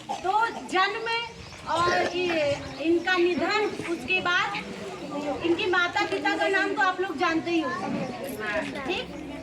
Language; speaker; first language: Hindi; native; Hindi